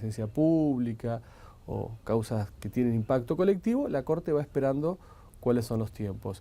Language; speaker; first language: Spanish; native; Spanish